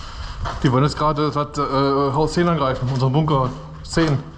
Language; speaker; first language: German; native; German